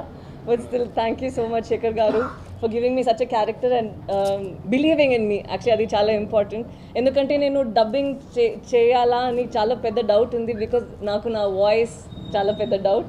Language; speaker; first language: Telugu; non-native, learner; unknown